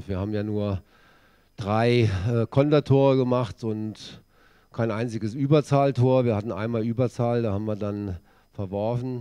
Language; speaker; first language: German; native; German